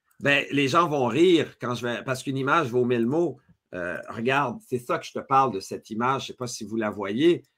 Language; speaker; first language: French; native; French